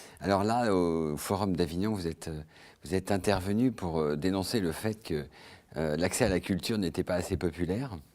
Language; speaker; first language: French; native; French